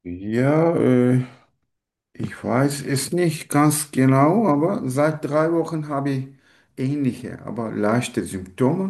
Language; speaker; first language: German; non-native, learner; Turkish